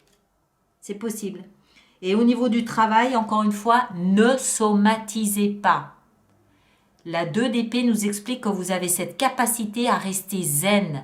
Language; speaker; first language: French; native; French